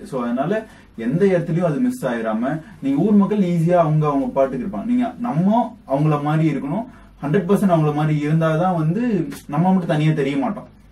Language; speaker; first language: Tamil; native; Tamil